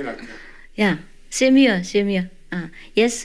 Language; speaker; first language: French; non-native, learner; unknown